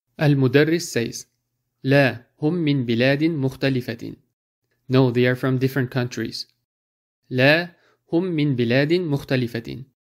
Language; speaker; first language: Arabic; non-native, fluent; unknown